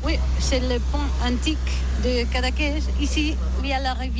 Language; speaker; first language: French; non-native, learner; Catalan